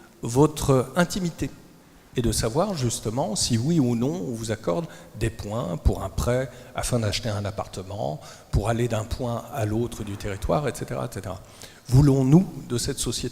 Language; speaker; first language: French; native; French